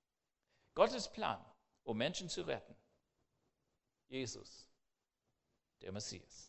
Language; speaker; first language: German; non-native, fluent; English